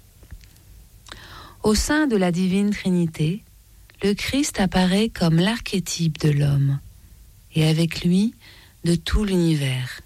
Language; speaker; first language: French; native; French